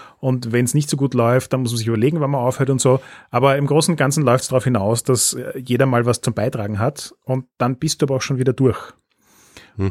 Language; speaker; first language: German; native; German